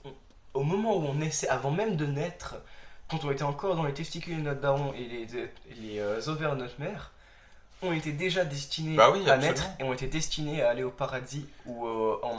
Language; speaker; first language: French; native; French